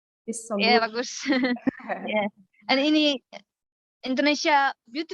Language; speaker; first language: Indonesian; non-native, learner; Icelandic